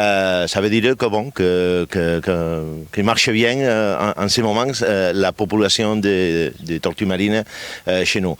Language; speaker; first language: French; non-native, fluent; Catalan